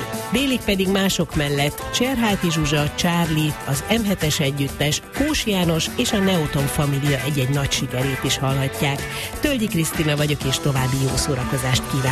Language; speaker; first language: Hungarian; native; Hungarian